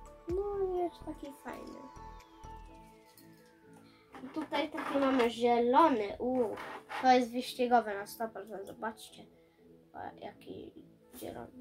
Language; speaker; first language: Polish; early bilingual, heritage; Polish